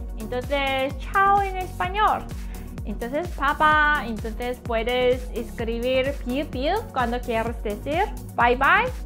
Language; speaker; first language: Spanish; non-native, learner; Korean